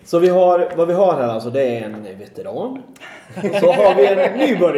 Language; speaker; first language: Swedish; native; Swedish